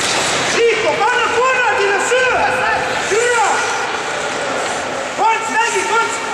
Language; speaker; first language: Russian; native; Russian